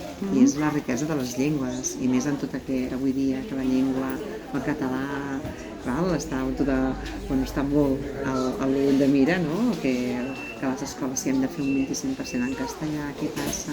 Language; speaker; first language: Catalan; native; Catalan